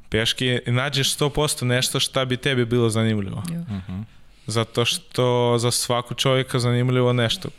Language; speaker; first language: Serbian; non-native, learner; Russian